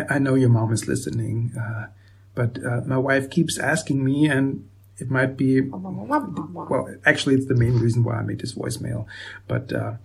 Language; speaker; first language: English; non-native, fluent; German